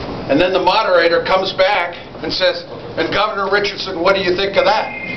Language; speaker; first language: English; early bilingual, other home language; Spanish